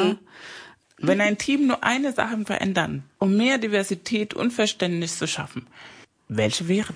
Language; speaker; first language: German; non-native, fluent; Spanish